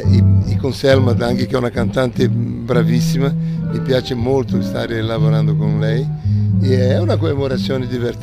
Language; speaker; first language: Italian; non-native, fluent; Portuguese